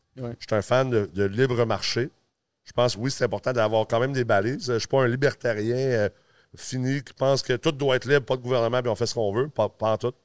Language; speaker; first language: French; early bilingual, other home language; English